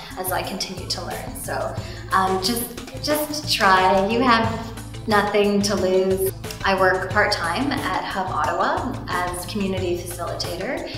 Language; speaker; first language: English; native; English